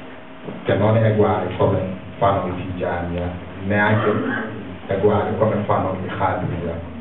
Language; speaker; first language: Italian; non-native, fluent; Wolof